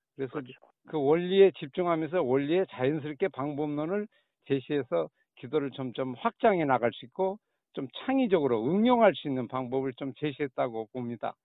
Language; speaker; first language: Korean; native; Korean